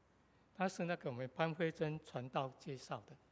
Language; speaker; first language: Chinese; native; Chinese